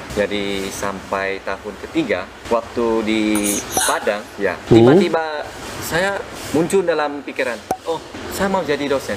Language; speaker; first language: Indonesian; non-native, fluent; Vietnamese